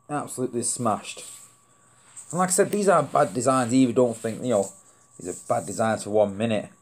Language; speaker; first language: English; native; English